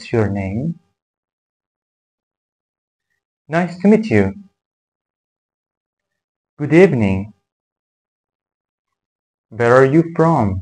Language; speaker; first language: English; non-native, fluent; Persian